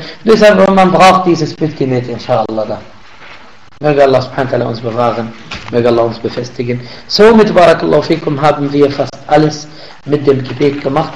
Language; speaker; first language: German; non-native, learner; Arabic